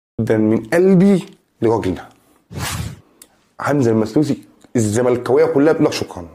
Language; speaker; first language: Arabic; native; Arabic